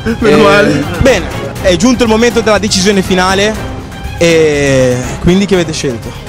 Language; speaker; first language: Italian; native; Italian